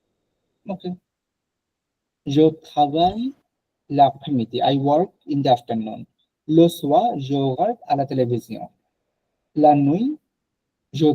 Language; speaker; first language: French; non-native, fluent; Bangla